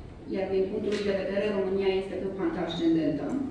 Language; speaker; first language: Romanian; native; Romanian